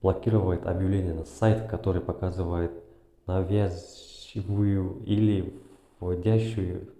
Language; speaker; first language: Russian; non-native, local second language; Kazakh